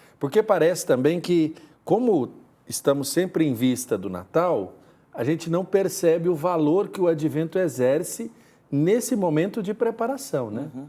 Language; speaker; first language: Portuguese; native; Portuguese